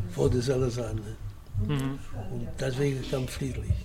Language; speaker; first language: German; non-native, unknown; Portuguese